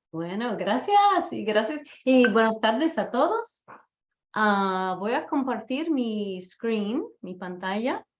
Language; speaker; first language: Spanish; non-native, fluent; English